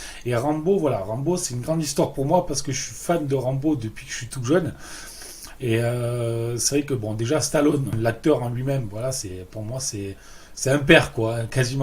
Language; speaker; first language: French; native; French